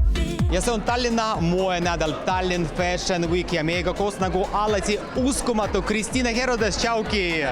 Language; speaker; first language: Estonian; non-native, local second language; Russian